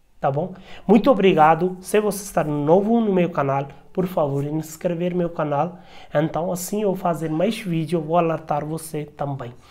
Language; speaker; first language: Portuguese; non-native, learner; Hindi